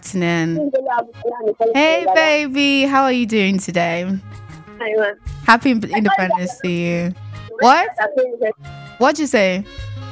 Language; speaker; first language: English; non-native, local second language; Yoruba